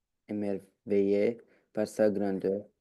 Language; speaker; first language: French; non-native, learner; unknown